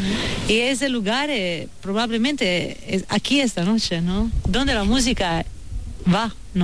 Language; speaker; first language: Spanish; non-native, fluent; Italian